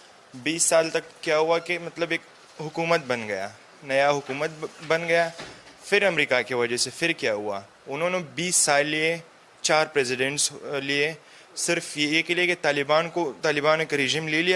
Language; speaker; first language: Hindi; non-native, fluent; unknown